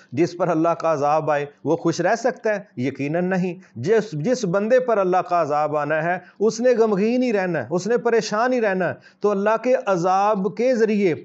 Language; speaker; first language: Urdu; native; Urdu